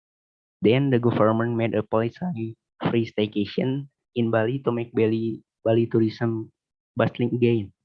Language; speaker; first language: English; non-native, learner; Indonesian